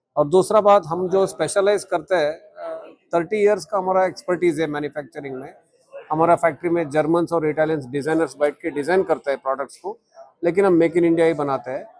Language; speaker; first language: Hindi; non-native, local second language; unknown